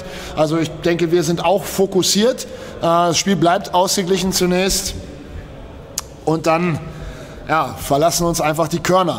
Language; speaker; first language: German; native; German